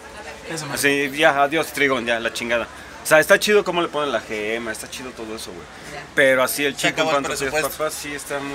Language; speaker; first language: Spanish; native; Spanish